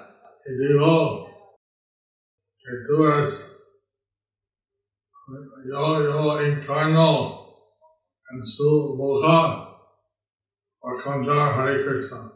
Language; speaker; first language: Spanish; non-native, learner; English